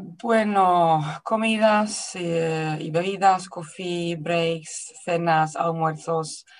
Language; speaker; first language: Spanish; non-native, fluent; Czech